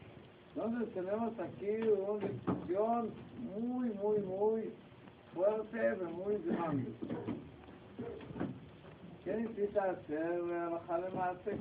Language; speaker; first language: Spanish; non-native, learner; Hebrew